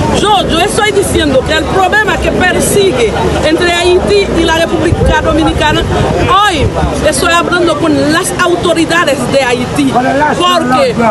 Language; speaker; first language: Spanish; non-native, fluent; Haitian Creole